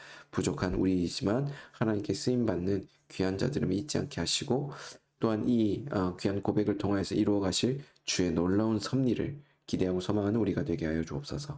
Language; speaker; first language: Korean; native; Korean